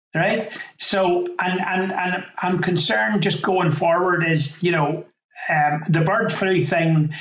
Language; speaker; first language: English; native; English